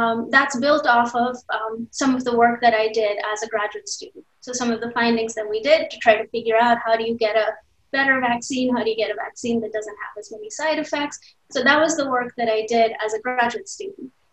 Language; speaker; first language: English; non-native, local second language; Hindi